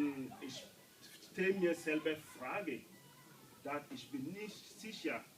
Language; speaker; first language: German; non-native, learner; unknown